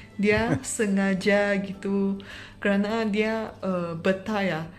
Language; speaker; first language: Indonesian; non-native, fluent; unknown